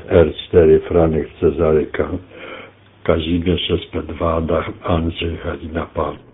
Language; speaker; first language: Polish; native; Polish